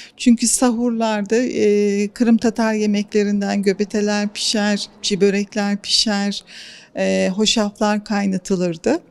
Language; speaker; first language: Turkish; native; Turkish